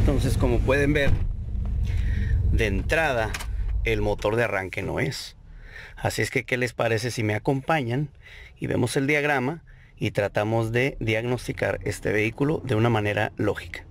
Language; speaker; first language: Spanish; native; Spanish